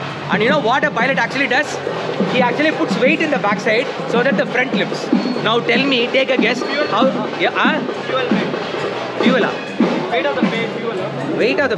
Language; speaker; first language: English; non-native, local second language; Tamil